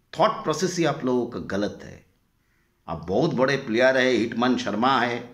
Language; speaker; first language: Hindi; non-native, local second language; Bangla